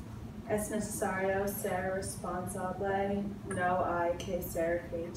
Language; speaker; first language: Spanish; non-native, learner; English